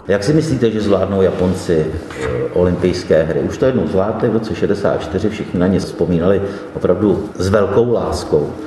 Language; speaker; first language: Czech; native; Czech